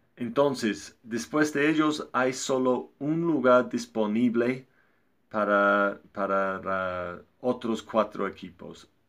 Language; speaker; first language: Spanish; non-native, fluent; English